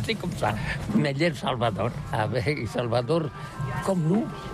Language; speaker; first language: French; non-native, learner; Catalan